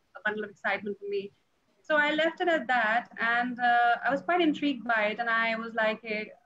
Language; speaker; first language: English; non-native, local second language; Punjabi